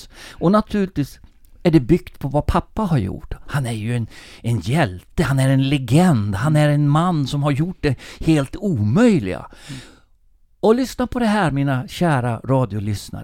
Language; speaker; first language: Swedish; native; Swedish